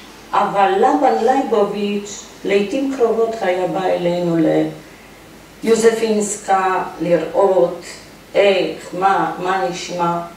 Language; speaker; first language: Hebrew; non-native, fluent; Polish